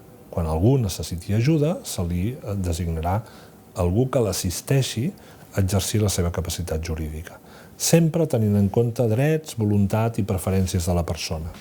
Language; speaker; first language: Catalan; native; Catalan